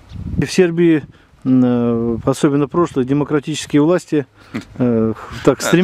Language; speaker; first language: Russian; native; Russian